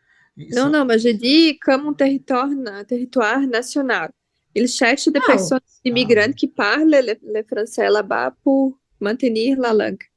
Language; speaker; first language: French; non-native, learner; Portuguese